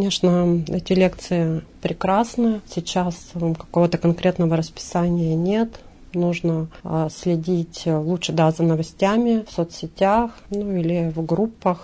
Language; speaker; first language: Russian; native; Russian